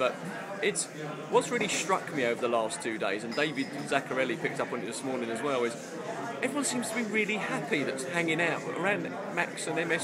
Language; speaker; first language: English; native; English